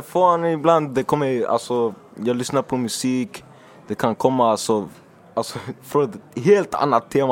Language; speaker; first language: Swedish; early bilingual, other home language; Finnish